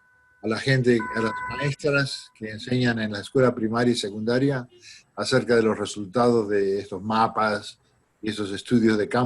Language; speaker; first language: Spanish; non-native, fluent; English